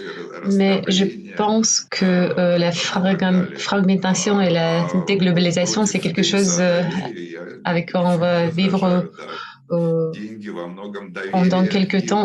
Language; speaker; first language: French; non-native, fluent; Russian